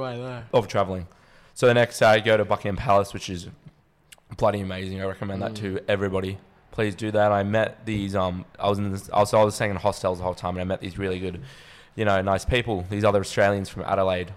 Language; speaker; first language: English; native; English